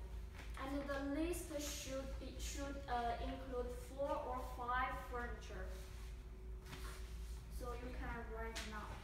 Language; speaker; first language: English; non-native, fluent; Chinese